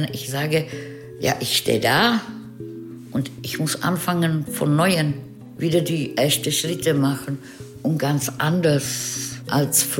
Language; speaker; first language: German; non-native, fluent; Czech